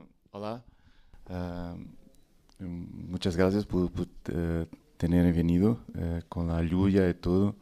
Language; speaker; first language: Spanish; non-native, fluent; Portuguese